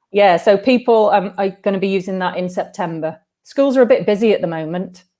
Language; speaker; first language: English; native; English